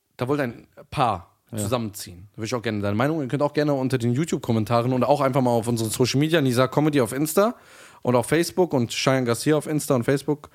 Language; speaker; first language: German; early bilingual, other home language; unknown